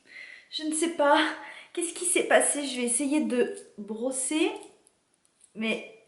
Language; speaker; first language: French; native; French